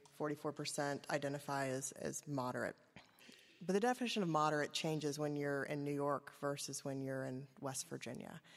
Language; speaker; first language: English; native; English